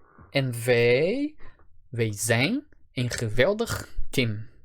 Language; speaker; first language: Dutch; non-native, fluent; Portuguese